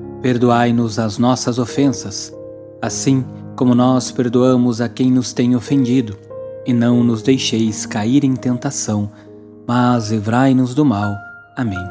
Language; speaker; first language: Portuguese; native; Portuguese